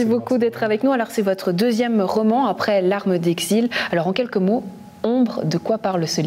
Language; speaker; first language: French; native; French